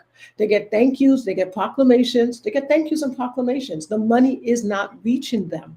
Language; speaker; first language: English; native; English